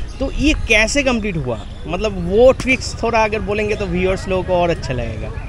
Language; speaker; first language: Hindi; non-native, local second language; Bangla